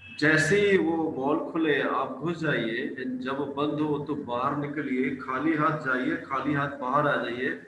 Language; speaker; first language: Hindi; non-native, local second language; Punjabi